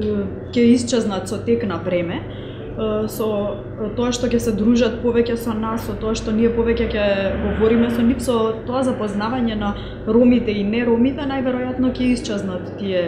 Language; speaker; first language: Macedonian; native; Macedonian